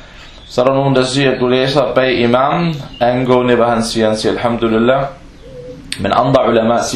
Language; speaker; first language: Danish; non-native, fluent; Arabic